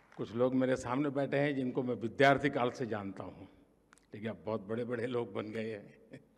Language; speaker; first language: Hindi; non-native, local second language; Gujarati